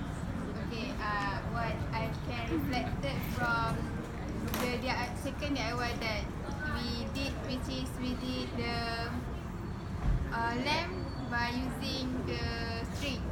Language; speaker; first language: English; non-native, local second language; Malay